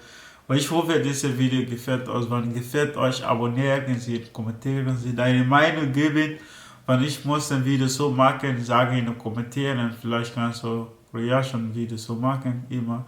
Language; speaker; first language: German; non-native, learner; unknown